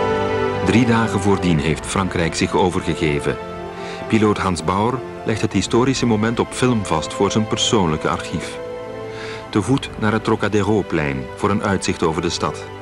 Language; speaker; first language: Dutch; native; Dutch